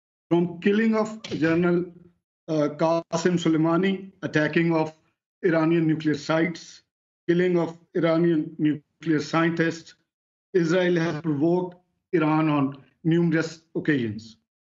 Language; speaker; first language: English; non-native, local second language; Urdu